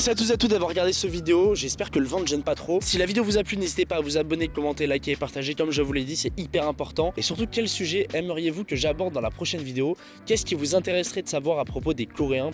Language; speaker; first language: French; native; French